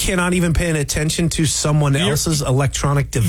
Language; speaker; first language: English; native; English